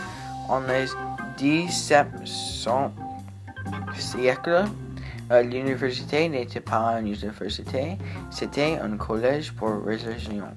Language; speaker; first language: French; non-native, learner; English